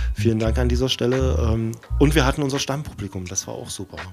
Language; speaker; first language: German; native; German